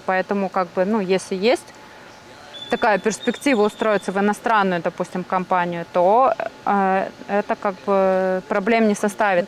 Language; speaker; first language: Russian; native; Russian